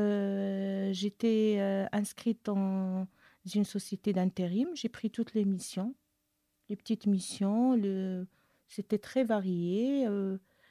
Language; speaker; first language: French; non-native, local second language; Arabic